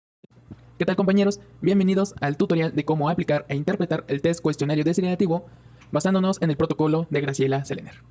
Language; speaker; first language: Spanish; native; Spanish